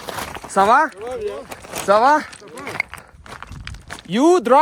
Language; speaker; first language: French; non-native, learner; Lithuanian